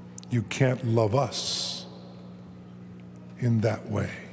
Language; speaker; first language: English; native; English